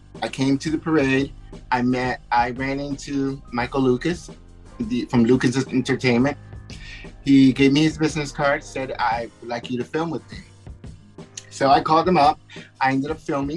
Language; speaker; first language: English; early bilingual, other home language; Spanish